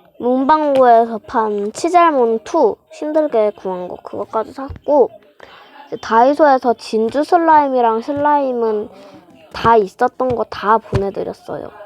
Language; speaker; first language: Korean; native; Korean